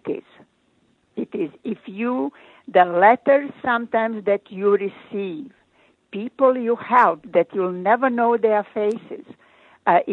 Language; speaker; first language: English; non-native, fluent; Croatian